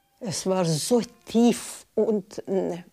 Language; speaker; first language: German; non-native, learner; Russian